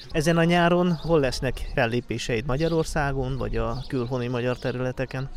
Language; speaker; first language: Hungarian; native; Hungarian